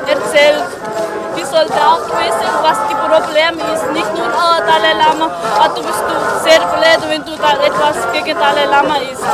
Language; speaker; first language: German; non-native, learner; Tibetan